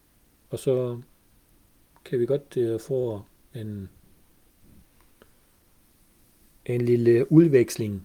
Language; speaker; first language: Danish; non-native, fluent; German